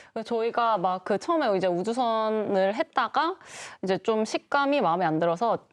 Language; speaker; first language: Korean; native; Korean